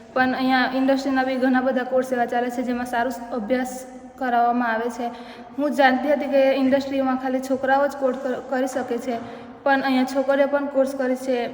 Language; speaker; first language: Gujarati; non-native, local second language; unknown